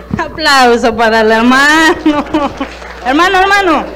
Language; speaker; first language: Spanish; native; Spanish